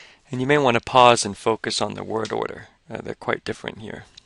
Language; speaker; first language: English; native; English